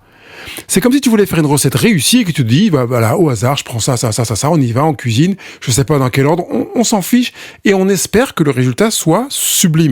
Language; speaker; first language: French; native; French